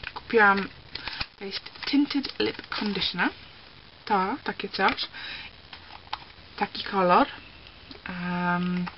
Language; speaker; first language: Polish; early bilingual, heritage; Polish